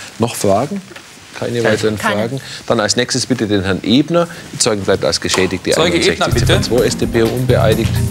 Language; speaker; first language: German; native; German